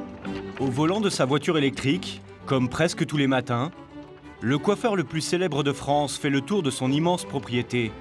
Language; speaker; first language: French; native; French